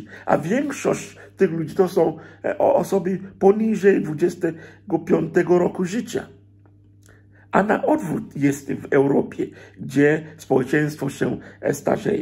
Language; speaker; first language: Polish; non-native, fluent; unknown